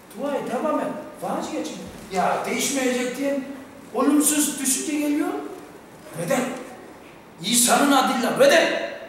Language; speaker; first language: Turkish; non-native, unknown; Korean